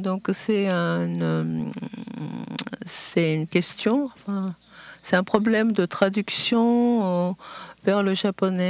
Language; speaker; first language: French; non-native, fluent; Japanese